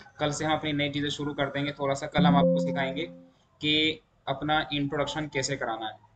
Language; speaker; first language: Hindi; native; Hindi